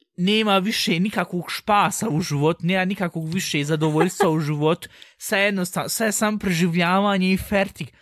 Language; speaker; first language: Bosnian; early bilingual, heritage; Bosnian